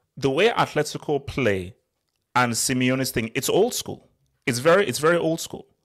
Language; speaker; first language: English; native; English